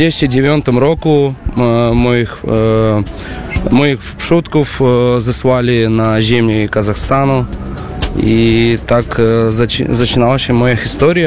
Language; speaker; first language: Polish; non-native, learner; Russian